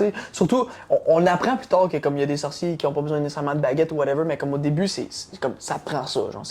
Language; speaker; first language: French; native; French